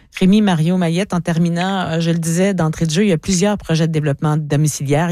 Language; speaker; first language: French; native; French